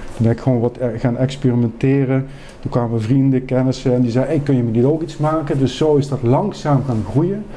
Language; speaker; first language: Dutch; native; Dutch